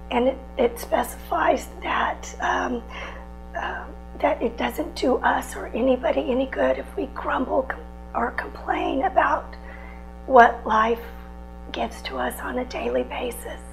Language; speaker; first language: English; native; English